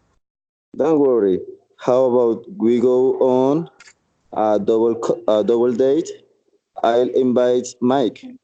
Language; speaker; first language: English; non-native, learner; Spanish